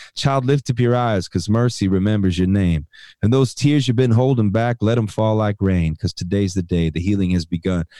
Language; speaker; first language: English; native; English